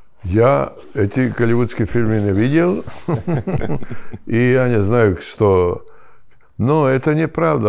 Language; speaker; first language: Russian; non-native, learner; Serbian